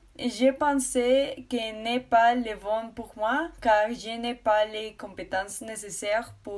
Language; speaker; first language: French; non-native, learner; Spanish